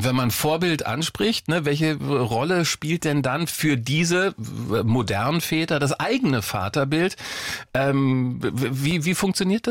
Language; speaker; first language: German; native; German